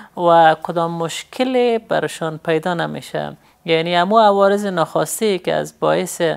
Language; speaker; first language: Persian; native; Persian